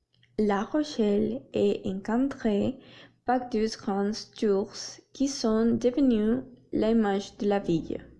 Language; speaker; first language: French; non-native, learner; Spanish